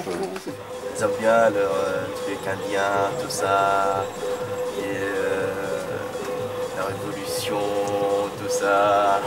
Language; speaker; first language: French; non-native, fluent; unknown